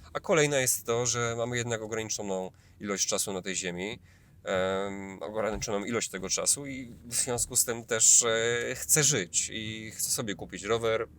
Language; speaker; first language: Polish; native; Polish